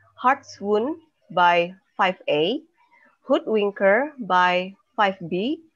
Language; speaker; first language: English; non-native, fluent; Indonesian